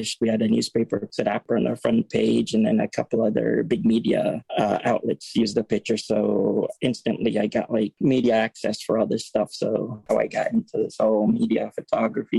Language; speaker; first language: English; native; English